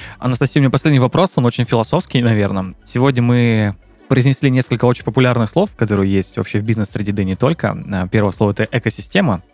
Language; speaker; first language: Russian; native; Russian